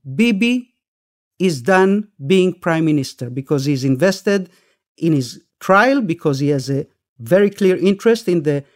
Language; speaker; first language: English; early bilingual, other home language; Spanish